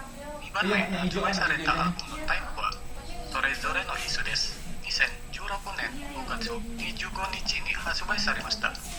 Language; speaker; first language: Japanese; non-native, learner; Indonesian